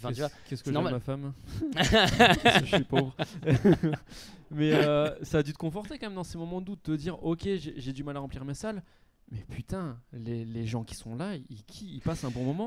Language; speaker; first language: French; native; French